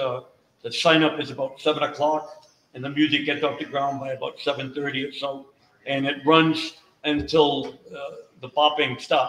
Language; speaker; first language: English; native; English